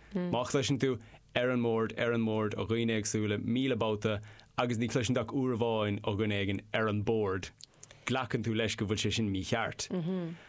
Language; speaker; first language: Irish; non-native, local second language; English